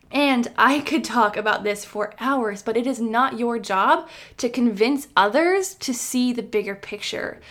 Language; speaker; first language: English; native; English